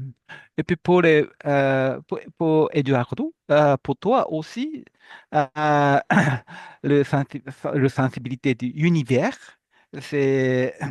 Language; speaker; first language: French; non-native, fluent; Japanese